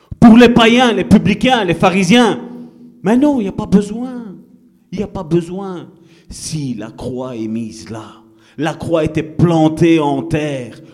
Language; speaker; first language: French; non-native, fluent; Italian